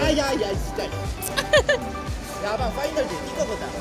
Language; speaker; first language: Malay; non-native, learner; Korean